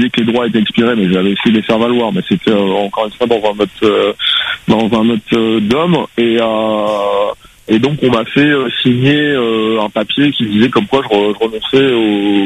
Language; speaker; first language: French; native; French